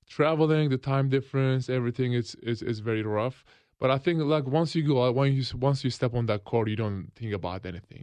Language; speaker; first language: English; non-native, fluent; Turkish